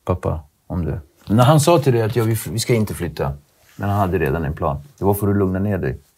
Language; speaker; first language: Swedish; native; Swedish